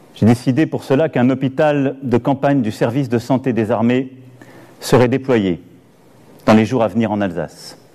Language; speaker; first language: French; native; French